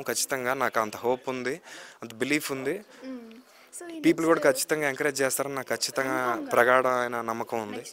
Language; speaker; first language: Telugu; native; Telugu